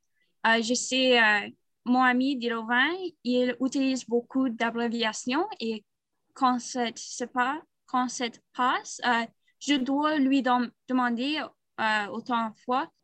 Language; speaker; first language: French; non-native, learner; English